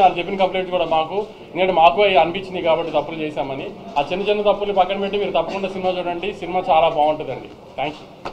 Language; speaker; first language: Telugu; native; Telugu